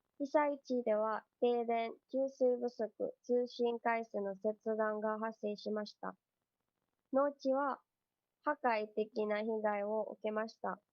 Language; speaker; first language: Japanese; non-native, learner; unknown